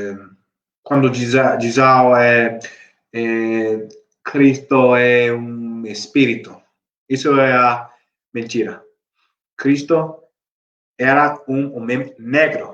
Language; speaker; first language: Portuguese; non-native, learner; English